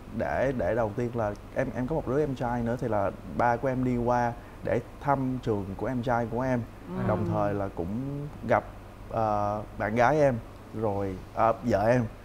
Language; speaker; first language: Vietnamese; native; Vietnamese